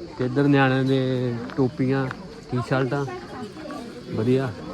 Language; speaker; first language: Punjabi; native; Punjabi